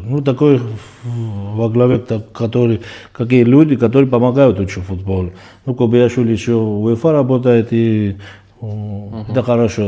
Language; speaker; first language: Russian; non-native, fluent; Georgian